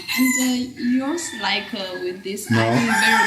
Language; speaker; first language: English; non-native, learner; Chinese